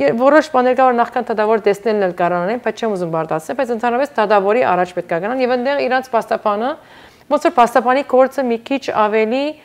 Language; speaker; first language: Armenian; early bilingual, heritage; Armenian